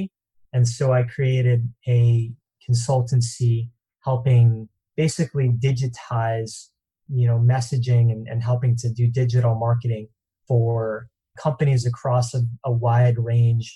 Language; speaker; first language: English; native; English